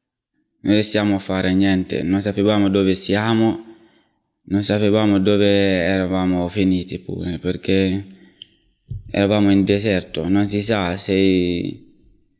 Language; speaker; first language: Italian; non-native, learner; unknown